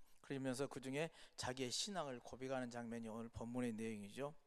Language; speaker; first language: Korean; native; Korean